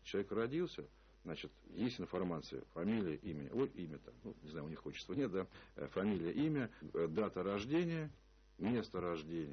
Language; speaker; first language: Russian; native; Russian